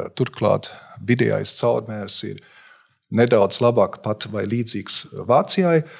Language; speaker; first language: Latvian; non-native, local second language; Russian